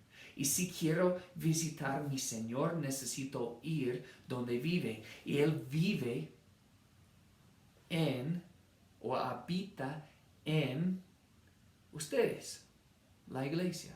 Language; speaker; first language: Spanish; non-native, fluent; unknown